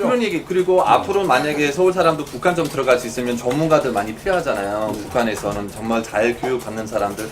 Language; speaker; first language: Korean; non-native, fluent; German